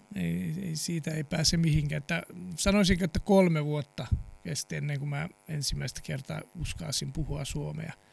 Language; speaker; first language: Finnish; non-native, fluent; Serbian